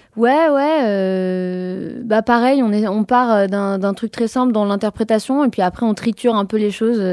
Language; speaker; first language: French; native; French